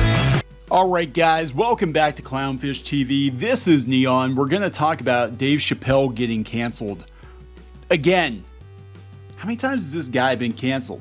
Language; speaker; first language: English; native; English